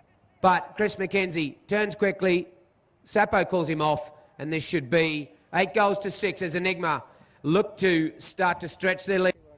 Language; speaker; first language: English; native; English